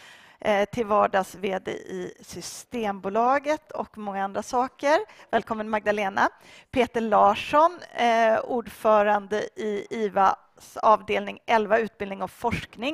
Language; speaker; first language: Swedish; native; Swedish